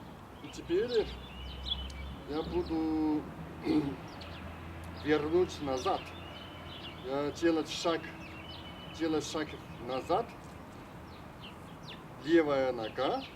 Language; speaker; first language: Russian; non-native, learner; Chinese